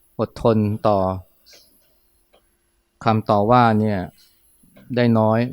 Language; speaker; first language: Thai; native; Thai